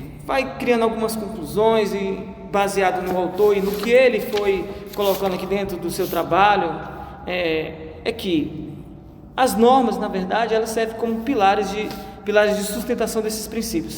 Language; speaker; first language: Portuguese; native; Portuguese